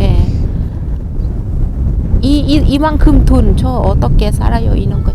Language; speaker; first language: Korean; non-native, learner; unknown